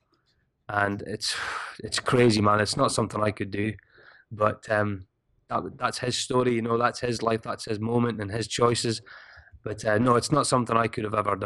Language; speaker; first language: English; native; English